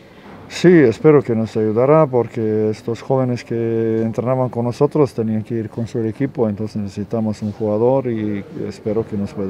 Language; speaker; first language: Spanish; non-native, fluent; Serbian